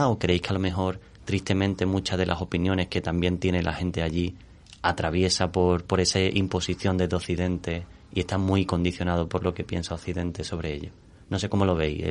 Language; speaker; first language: Spanish; native; Spanish